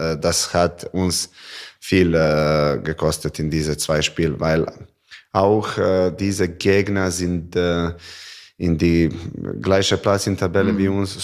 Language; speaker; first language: German; non-native, learner; Serbian